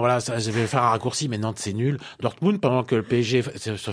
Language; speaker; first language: French; native; French